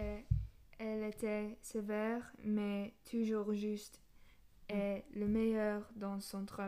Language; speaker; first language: French; non-native, learner; English